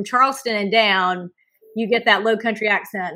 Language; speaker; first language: English; native; English